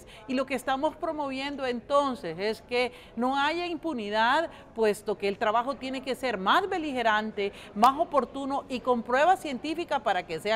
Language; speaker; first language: Spanish; native; Spanish